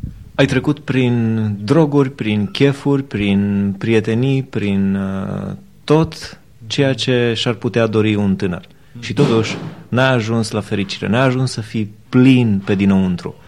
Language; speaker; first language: Romanian; native; Romanian